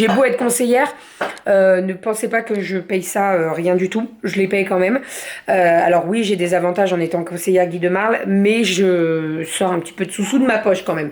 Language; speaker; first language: French; native; French